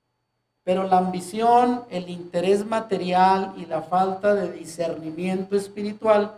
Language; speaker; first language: Spanish; native; Spanish